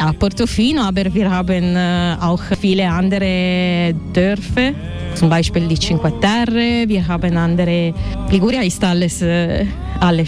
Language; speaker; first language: German; non-native, learner; Italian